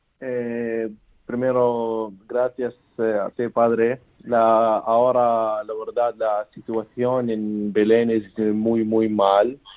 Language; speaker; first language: Spanish; non-native, learner; Arabic